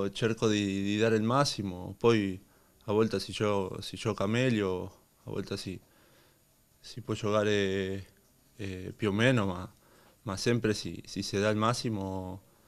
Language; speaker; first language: Italian; non-native, learner; Spanish